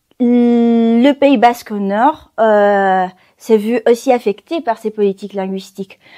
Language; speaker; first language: French; non-native, fluent; Spanish